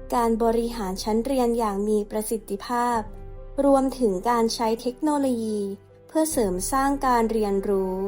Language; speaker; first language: Thai; native; Thai